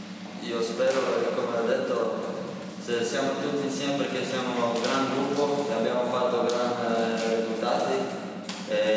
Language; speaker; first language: Italian; non-native, learner; Croatian